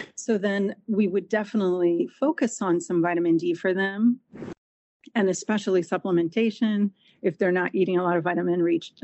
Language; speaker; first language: English; non-native, fluent; Portuguese